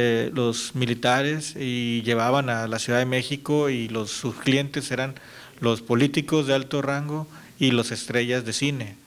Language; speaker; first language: Spanish; native; Spanish